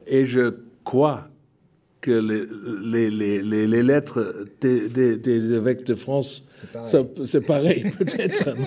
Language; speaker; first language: French; non-native, fluent; German